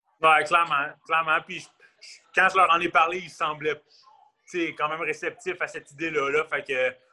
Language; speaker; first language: French; native; French